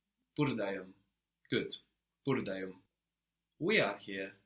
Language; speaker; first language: Turkish; non-native, fluent; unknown